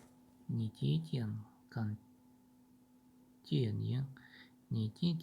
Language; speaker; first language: Chinese; non-native, learner; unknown